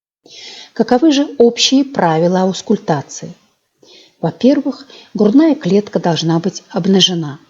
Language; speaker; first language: Russian; native; Russian